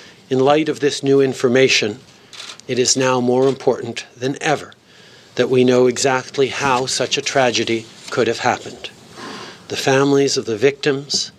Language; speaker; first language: English; native; English